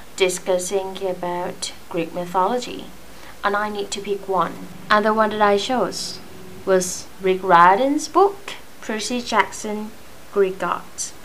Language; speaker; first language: English; non-native, fluent; Thai